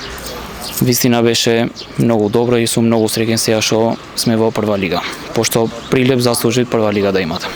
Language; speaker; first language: Macedonian; non-native, local second language; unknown